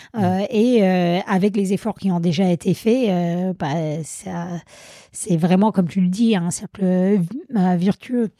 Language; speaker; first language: French; non-native, fluent; English